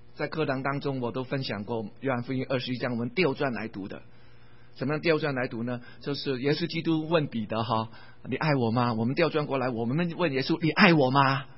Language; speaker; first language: Chinese; non-native, local second language; Cantonese